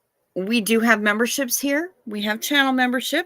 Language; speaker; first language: English; native; English